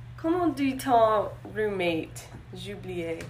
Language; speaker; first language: French; non-native, learner; English